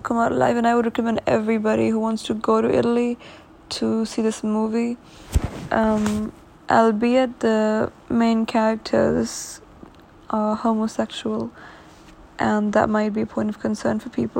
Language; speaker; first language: English; non-native, local second language; Urdu